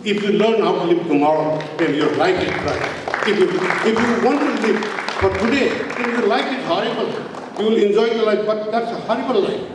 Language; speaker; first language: English; non-native, local second language; Nepali